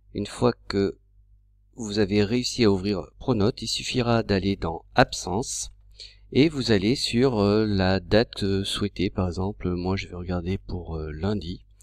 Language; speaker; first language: French; native; French